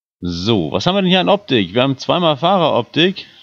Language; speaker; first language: German; native; German